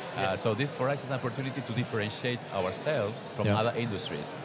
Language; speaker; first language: English; non-native, fluent; Spanish